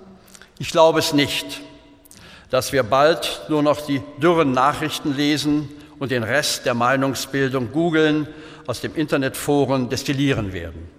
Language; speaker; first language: German; native; German